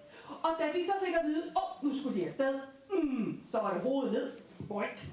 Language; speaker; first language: Danish; native; Danish